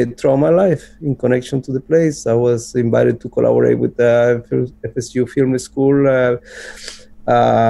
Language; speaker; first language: English; non-native, fluent; Spanish